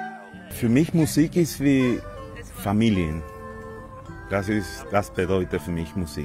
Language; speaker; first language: German; non-native, fluent; Spanish